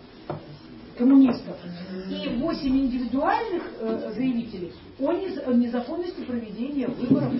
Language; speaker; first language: Russian; native; Russian